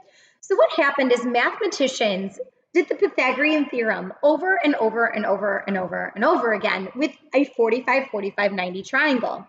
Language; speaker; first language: English; native; English